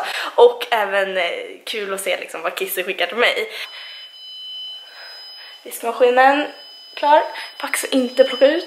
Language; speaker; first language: Swedish; native; Swedish